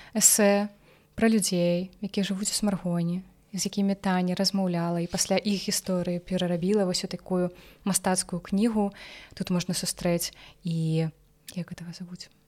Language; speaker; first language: Belarusian; non-native, local second language; Russian